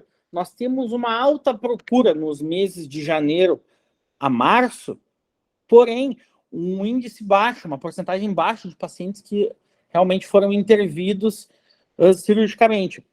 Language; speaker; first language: Portuguese; native; Portuguese